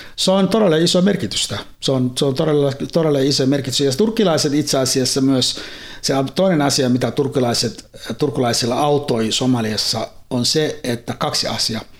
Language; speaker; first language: Finnish; non-native, fluent; Somali